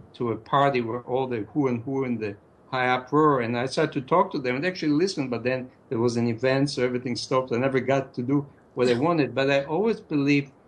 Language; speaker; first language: English; non-native, fluent; Hebrew